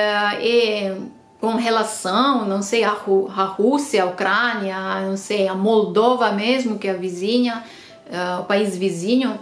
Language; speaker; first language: Portuguese; non-native, fluent; Romanian